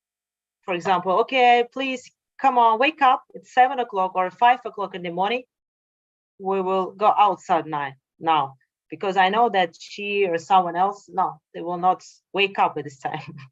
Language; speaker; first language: English; non-native, fluent; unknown